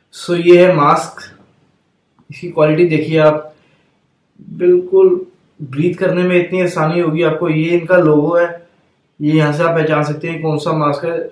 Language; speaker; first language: Hindi; non-native, local second language; Punjabi